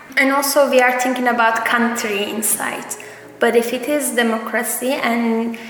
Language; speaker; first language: English; non-native, fluent; Russian